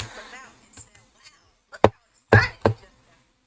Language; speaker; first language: English; native; English